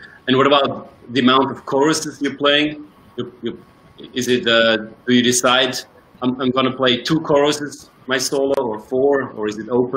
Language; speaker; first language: English; non-native, fluent; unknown